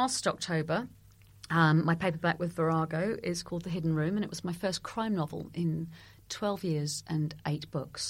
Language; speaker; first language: English; native; English